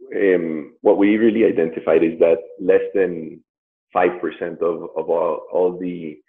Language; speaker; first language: English; non-native, fluent; Spanish